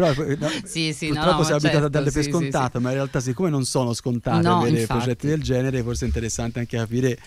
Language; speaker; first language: Italian; native; Italian